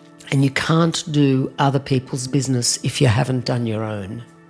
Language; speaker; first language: English; native; English